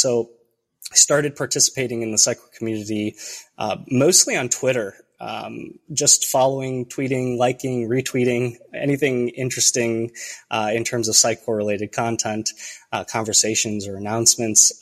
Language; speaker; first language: English; early bilingual, other home language; Romanian